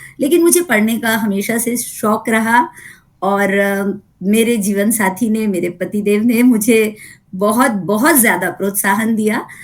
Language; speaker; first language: Hindi; native; Hindi